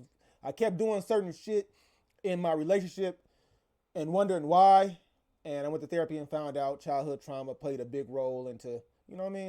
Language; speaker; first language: English; native; English